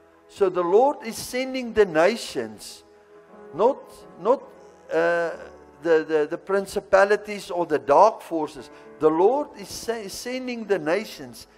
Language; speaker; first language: English; non-native, local second language; Afrikaans